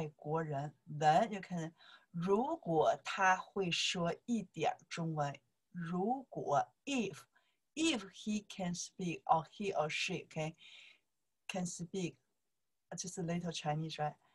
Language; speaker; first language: English; non-native, learner; Chinese